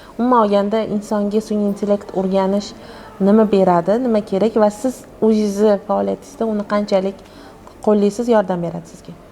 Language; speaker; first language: Uzbek; native; Uzbek